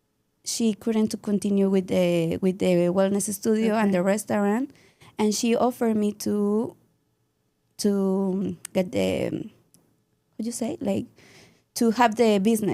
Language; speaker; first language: English; non-native, learner; Spanish